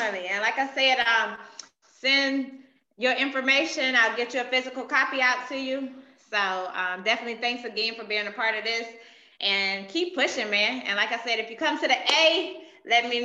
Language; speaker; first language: English; native; English